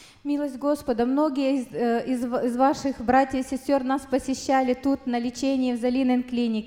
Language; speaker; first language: Russian; native; Russian